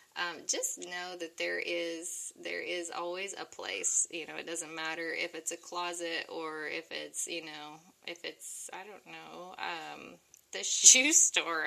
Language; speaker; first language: English; native; English